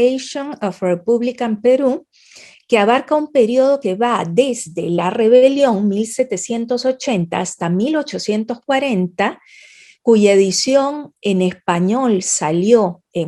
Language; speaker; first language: Spanish; native; Spanish